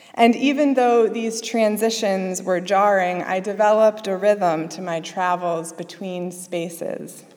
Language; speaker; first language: English; native; English